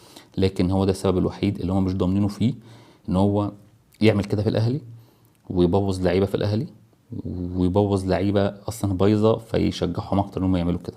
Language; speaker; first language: Arabic; native; Arabic